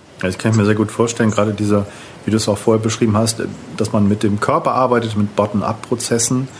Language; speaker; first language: German; native; German